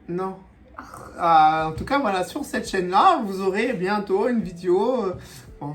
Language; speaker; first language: French; native; French